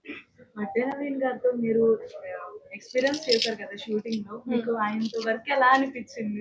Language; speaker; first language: Telugu; native; Telugu